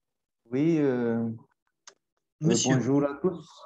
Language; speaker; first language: French; non-native, local second language; Malagasy